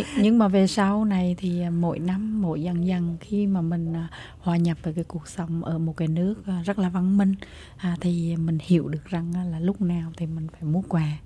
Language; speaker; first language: Vietnamese; native; Vietnamese